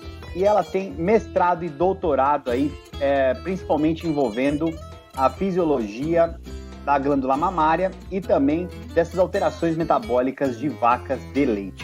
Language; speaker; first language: Portuguese; native; Portuguese